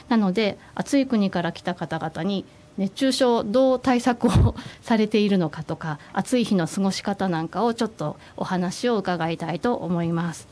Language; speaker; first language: Japanese; native; Japanese